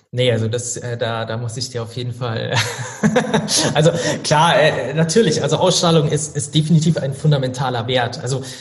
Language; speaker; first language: German; native; German